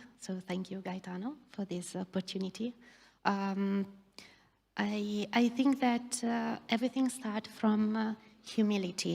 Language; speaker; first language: English; non-native, fluent; Italian